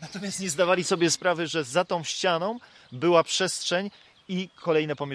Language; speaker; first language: Polish; native; Polish